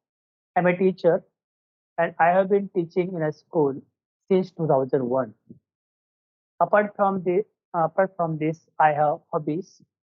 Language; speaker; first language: English; non-native, learner; Marathi